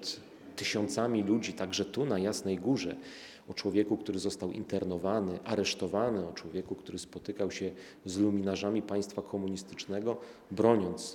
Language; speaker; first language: Polish; native; Polish